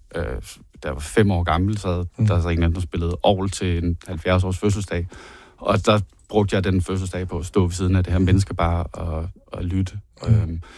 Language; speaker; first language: Danish; native; Danish